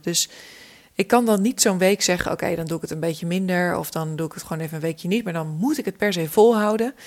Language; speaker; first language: Dutch; native; Dutch